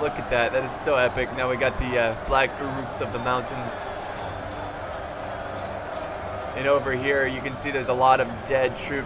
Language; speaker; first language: English; native; English